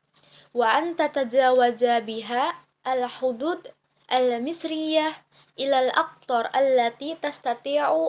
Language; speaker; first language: Arabic; non-native, learner; Indonesian